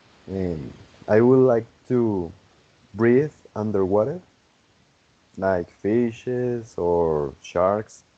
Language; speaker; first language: English; non-native, fluent; Spanish